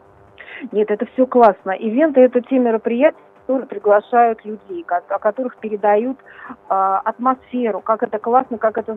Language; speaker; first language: Russian; native; Russian